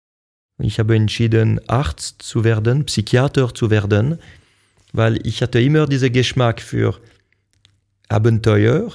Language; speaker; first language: German; non-native, local second language; French